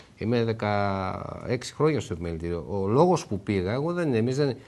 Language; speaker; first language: Greek; native; Greek